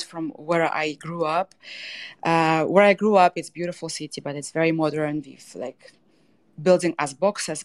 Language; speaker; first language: English; non-native, fluent; Russian